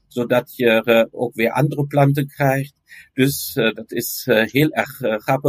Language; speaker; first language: Dutch; non-native, fluent; German